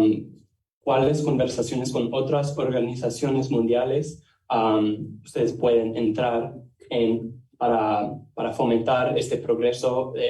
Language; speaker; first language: Spanish; non-native, learner; English